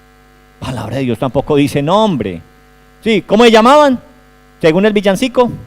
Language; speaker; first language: Spanish; native; Spanish